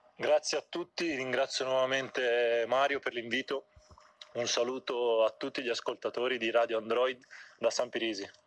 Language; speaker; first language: Italian; native; Italian